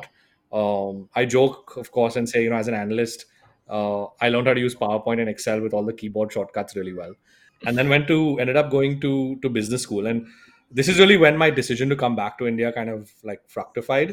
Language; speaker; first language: English; non-native, local second language; Hindi